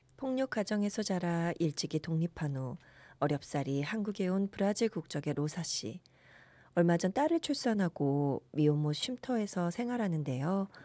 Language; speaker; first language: Korean; native; Korean